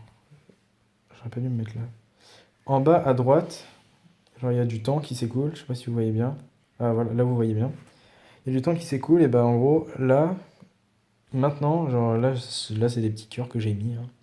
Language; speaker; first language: French; native; French